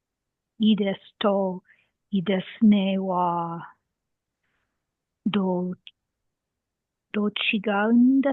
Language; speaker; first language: Japanese; non-native, learner; English